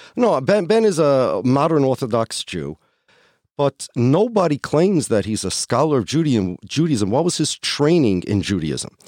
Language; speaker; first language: English; early bilingual, other home language; Polish